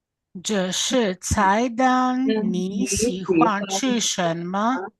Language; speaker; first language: Chinese; non-native, learner; Greek